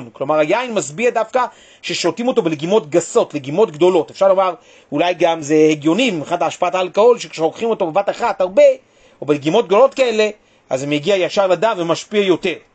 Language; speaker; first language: Hebrew; native; Hebrew